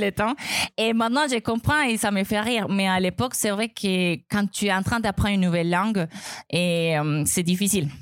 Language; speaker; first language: French; non-native, fluent; Spanish